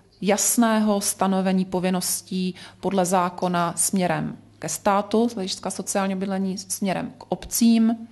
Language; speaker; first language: Czech; native; Czech